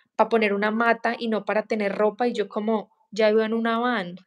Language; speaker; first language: Spanish; native; Spanish